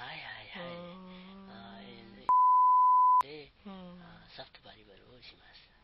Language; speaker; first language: Japanese; non-native, learner; Nepali